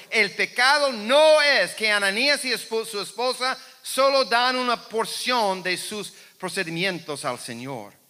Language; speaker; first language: Spanish; non-native, fluent; English